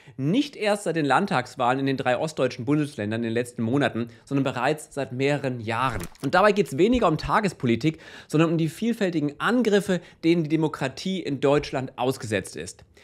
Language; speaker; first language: German; native; German